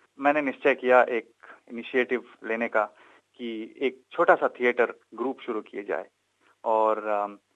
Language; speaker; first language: Hindi; non-native, local second language; Kannada